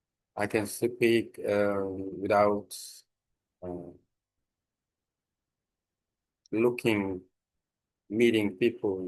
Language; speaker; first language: English; non-native, learner; Korean